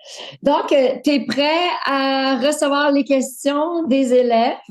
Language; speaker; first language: French; native; French